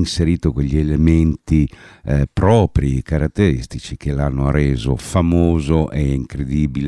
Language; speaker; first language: Italian; native; Italian